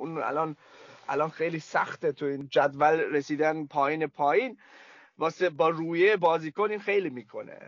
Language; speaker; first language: Persian; early bilingual, heritage; Persian